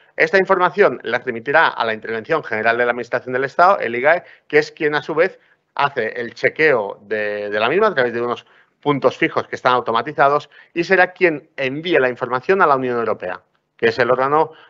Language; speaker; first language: Spanish; non-native, local second language; Catalan